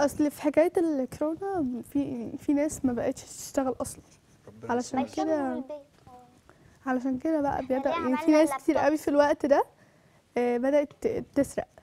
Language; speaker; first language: Arabic; native; Arabic